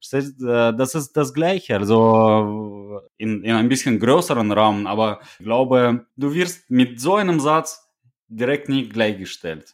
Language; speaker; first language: German; non-native, fluent; Russian